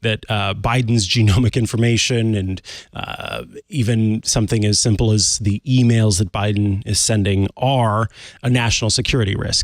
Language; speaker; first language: English; native; English